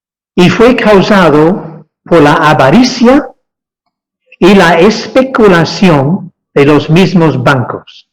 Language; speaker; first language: Spanish; non-native, fluent; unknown